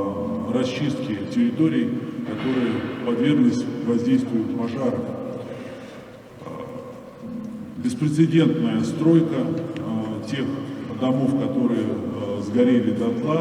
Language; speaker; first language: Russian; native; Russian